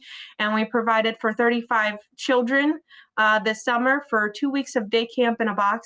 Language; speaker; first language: English; native; English